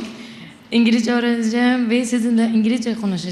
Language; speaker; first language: Turkish; non-native, local second language; Arabic